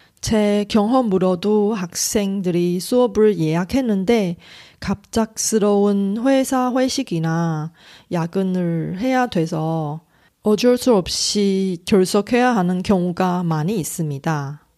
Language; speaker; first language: Korean; non-native, fluent; Chinese